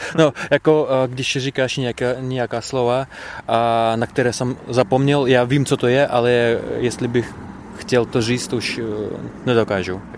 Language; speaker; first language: Czech; non-native, fluent; Russian